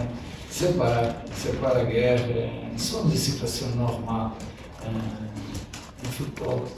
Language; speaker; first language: French; non-native, learner; Portuguese